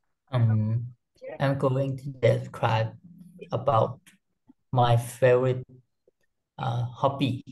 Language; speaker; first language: English; non-native, learner; Thai